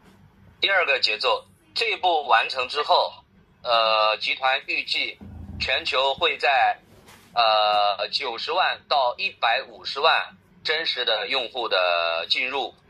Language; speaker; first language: Chinese; native; Chinese